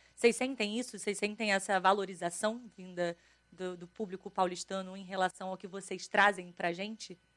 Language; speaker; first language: Portuguese; native; Portuguese